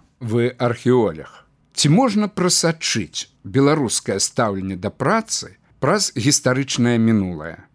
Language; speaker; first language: Belarusian; native; Belarusian